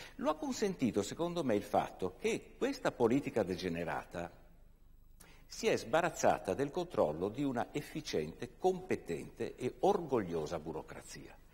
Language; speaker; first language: Italian; native; Italian